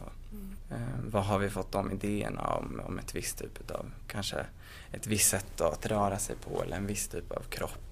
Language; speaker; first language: Swedish; native; Swedish